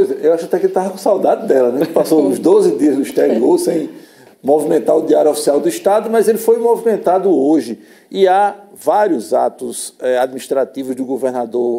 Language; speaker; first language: Portuguese; native; Portuguese